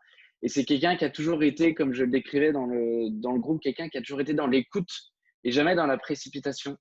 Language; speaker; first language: French; native; French